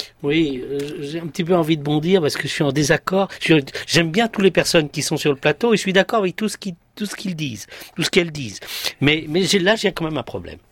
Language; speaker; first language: French; native; French